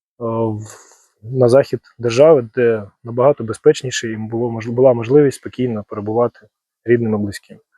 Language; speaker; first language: Ukrainian; non-native, local second language; Russian